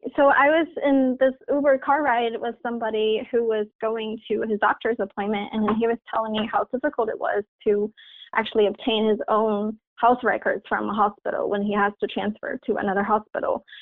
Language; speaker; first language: English; non-native, fluent; Chinese